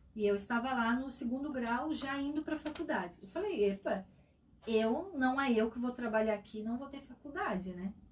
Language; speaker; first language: Portuguese; native; Portuguese